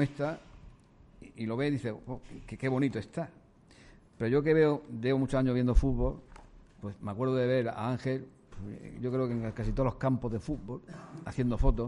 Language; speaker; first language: Spanish; native; Spanish